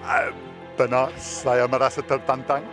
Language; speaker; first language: Indonesian; non-native, fluent; English